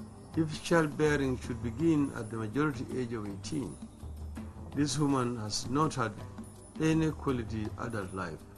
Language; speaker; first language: English; non-native, local second language; Luo (Kenya and Tanzania)